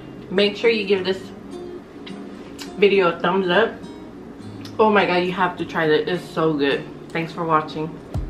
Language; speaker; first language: English; early bilingual, other home language; Spanish